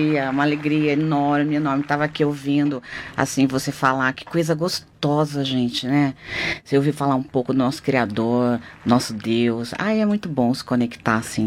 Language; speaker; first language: Portuguese; native; Portuguese